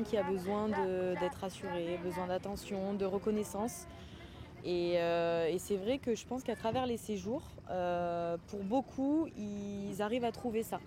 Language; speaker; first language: French; native; French